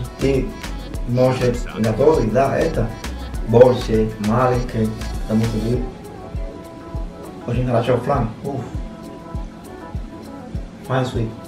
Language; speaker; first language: Russian; non-native, learner; Spanish